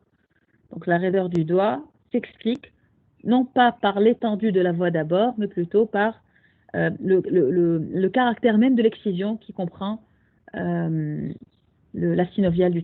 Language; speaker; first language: French; non-native, local second language; Arabic